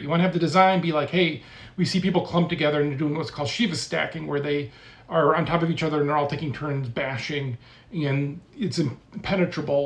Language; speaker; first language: English; native; English